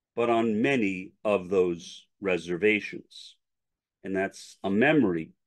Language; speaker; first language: English; native; English